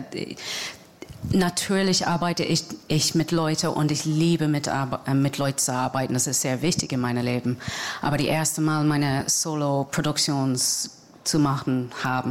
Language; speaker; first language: German; non-native, fluent; English